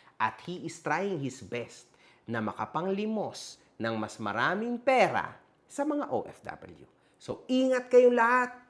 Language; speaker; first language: Filipino; native; Filipino